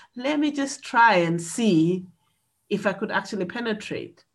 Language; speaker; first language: English; non-native, local second language; Nyanja